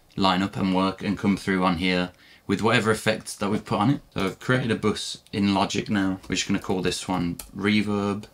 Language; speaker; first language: English; native; English